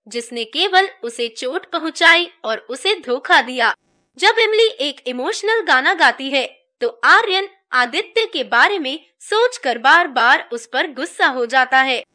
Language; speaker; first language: Hindi; native; Hindi